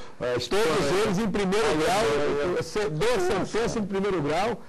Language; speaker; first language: Portuguese; native; Portuguese